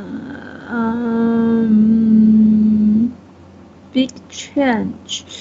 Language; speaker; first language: English; non-native, learner; Chinese